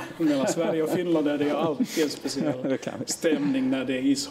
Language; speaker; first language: Swedish; non-native, local second language; Finnish